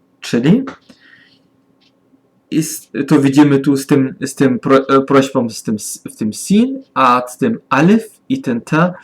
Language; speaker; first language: Polish; non-native, learner; German